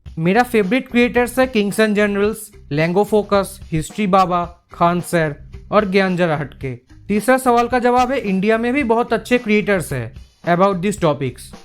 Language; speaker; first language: Hindi; non-native, local second language; Bangla